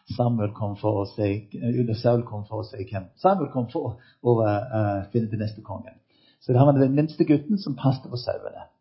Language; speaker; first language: Norwegian; non-native, fluent; English